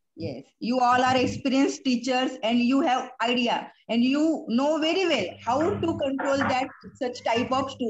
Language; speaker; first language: English; non-native, local second language; Marathi